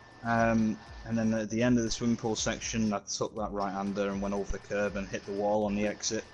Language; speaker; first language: English; native; English